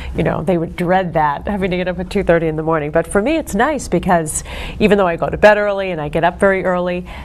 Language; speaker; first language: English; native; English